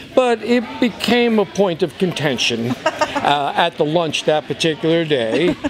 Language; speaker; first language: English; native; English